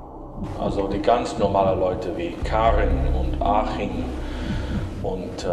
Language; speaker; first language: German; non-native, fluent; English